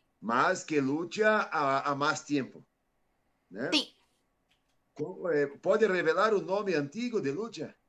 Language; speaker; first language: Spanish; non-native, learner; Portuguese